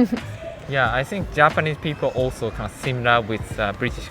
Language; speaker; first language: English; non-native, learner; Japanese